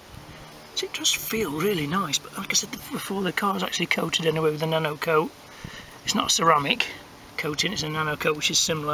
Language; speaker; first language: English; native; English